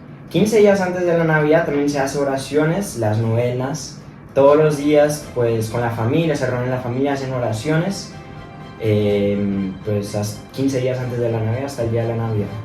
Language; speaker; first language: Spanish; native; Spanish